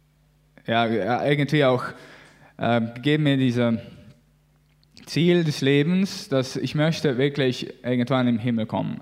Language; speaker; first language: German; non-native, learner; Latvian